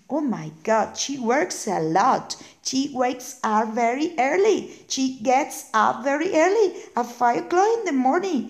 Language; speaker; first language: English; non-native, fluent; Spanish